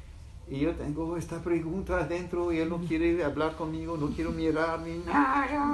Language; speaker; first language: Spanish; non-native, fluent; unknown